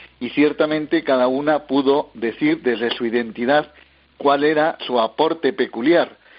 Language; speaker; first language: Spanish; native; Spanish